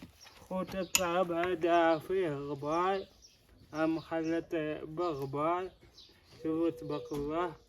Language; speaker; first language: Arabic; native; Arabic